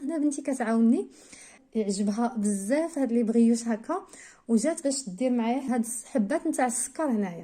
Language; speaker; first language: Arabic; native; Arabic